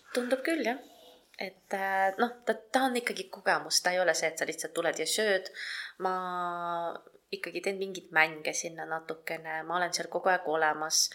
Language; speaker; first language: Estonian; non-native, local second language; Russian